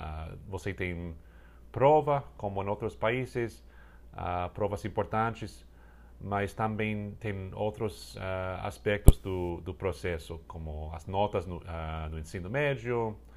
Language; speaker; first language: Portuguese; non-native, fluent; English